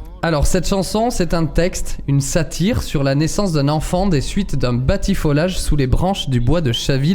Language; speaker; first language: French; native; French